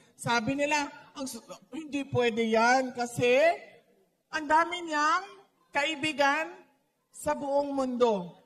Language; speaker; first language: Filipino; non-native, local second language; Cebuano